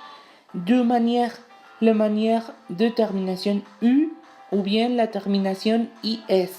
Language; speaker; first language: French; non-native, learner; Spanish